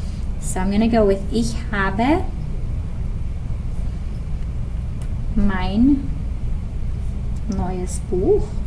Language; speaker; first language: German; non-native, fluent; English